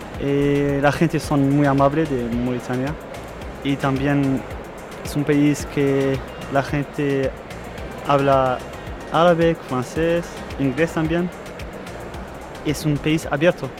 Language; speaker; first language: Spanish; non-native, learner; Arabic